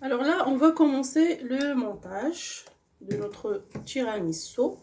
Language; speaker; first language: French; non-native, local second language; Arabic